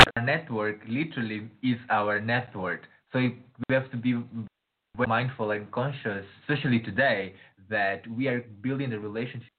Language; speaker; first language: English; non-native, fluent; Portuguese